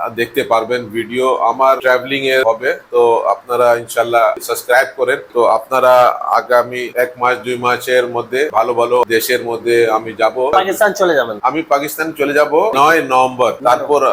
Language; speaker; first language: Bangla; non-native, local second language; Urdu